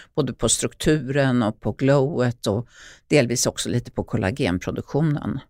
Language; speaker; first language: Swedish; native; Swedish